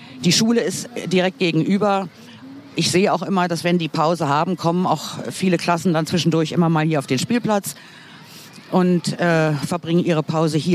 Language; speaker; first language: German; native; German